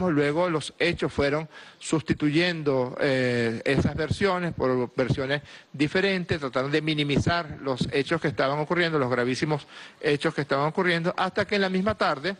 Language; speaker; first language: Spanish; native; Spanish